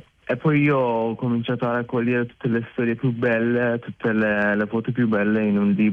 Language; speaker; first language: Italian; non-native, fluent; Persian